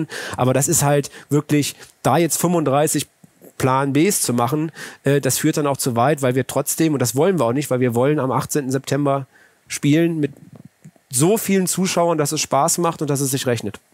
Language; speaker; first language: German; native; German